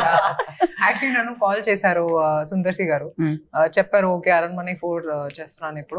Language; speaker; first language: Telugu; non-native, fluent; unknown